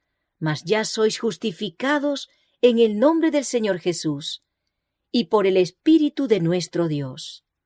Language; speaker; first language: Spanish; native; Spanish